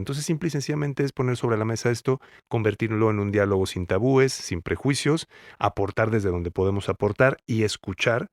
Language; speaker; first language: Spanish; native; Spanish